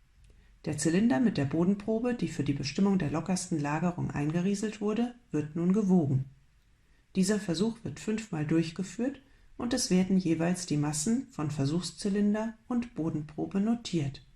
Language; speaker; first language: German; native; German